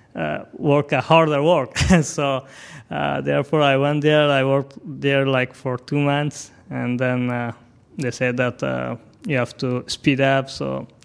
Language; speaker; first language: English; non-native, fluent; Persian